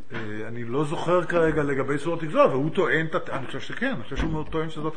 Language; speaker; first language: Hebrew; native; Hebrew